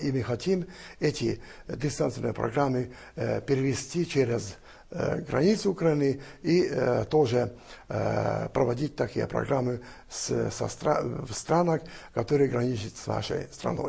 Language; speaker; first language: Russian; non-native, fluent; Hungarian